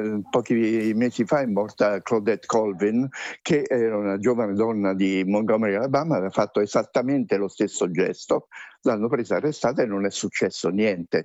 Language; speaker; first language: Italian; native; Italian